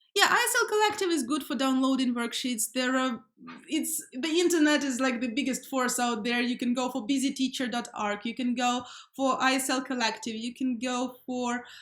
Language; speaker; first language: English; non-native, fluent; Ukrainian